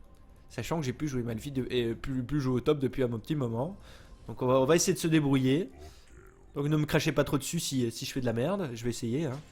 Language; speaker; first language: French; native; French